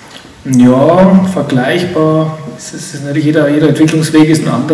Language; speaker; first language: German; native; German